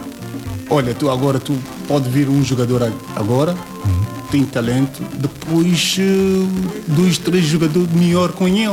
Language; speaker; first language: Portuguese; non-native, learner; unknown